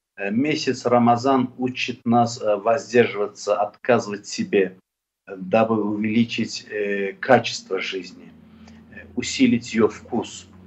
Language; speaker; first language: Russian; non-native, local second language; Azerbaijani